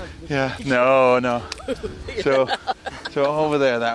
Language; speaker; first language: English; non-native, fluent; Danish